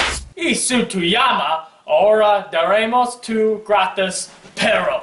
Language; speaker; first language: Spanish; non-native, learner; English